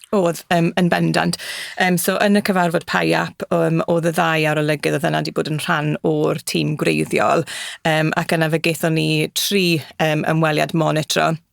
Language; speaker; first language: Welsh; native; Welsh